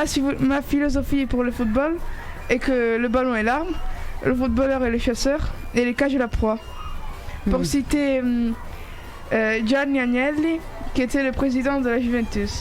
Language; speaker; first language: French; early bilingual, other home language; Italian